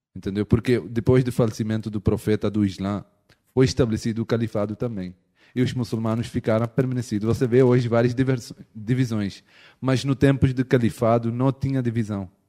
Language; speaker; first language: Portuguese; non-native, fluent; Urdu